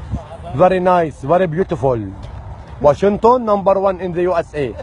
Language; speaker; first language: English; non-native, learner; Arabic